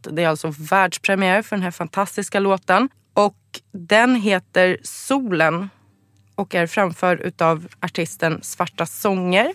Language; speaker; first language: Swedish; native; Swedish